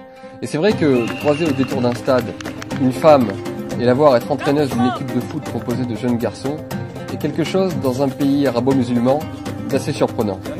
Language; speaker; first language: French; native; French